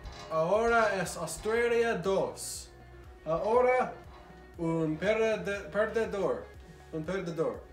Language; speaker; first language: Spanish; non-native, learner; English